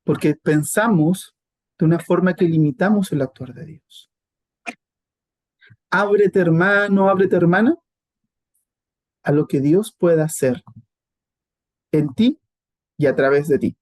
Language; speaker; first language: Spanish; native; Spanish